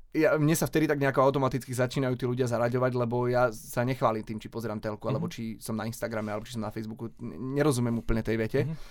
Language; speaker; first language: Slovak; native; Slovak